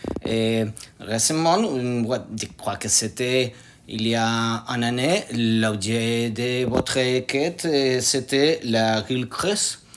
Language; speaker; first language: French; non-native, learner; Spanish